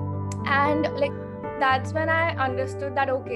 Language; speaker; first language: English; non-native, local second language; Hindi